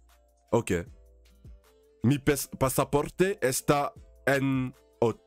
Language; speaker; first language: Spanish; non-native, learner; English